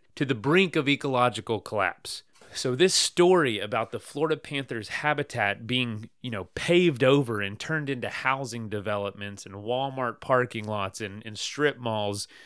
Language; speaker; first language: English; native; English